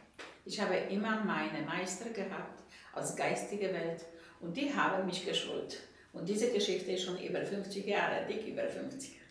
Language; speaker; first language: German; non-native, fluent; Polish